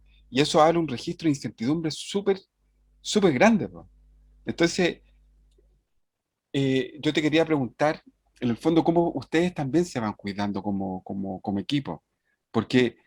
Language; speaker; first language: Spanish; native; Spanish